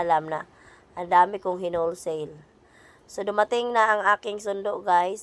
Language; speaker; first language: Filipino; non-native, local second language; Cebuano